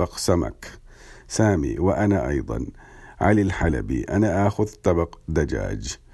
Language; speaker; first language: Arabic; non-native, learner; English